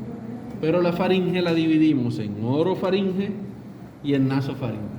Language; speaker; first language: Spanish; native; Spanish